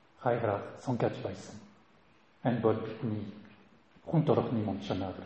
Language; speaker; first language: Mongolian; non-native, learner; French